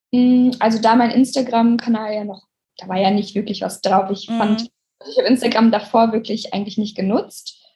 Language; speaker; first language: German; native; German